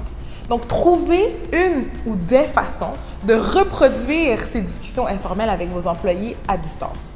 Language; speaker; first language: French; native; French